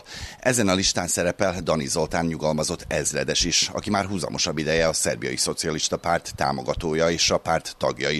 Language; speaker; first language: Hungarian; native; Hungarian